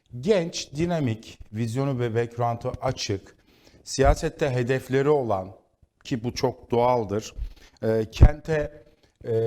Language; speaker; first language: Turkish; native; Turkish